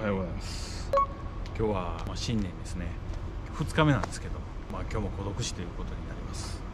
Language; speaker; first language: Japanese; native; Japanese